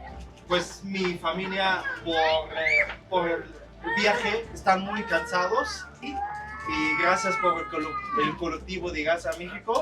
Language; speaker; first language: Spanish; non-native, learner; Arabic